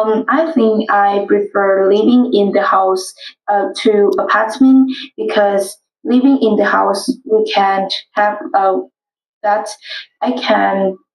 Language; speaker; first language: English; non-native, learner; Vietnamese